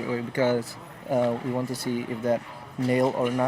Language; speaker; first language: English; non-native, learner; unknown